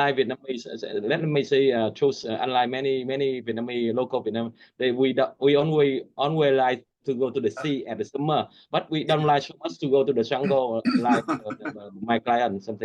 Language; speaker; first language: English; non-native, learner; Vietnamese